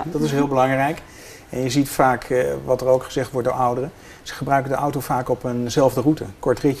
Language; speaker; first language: Dutch; native; Dutch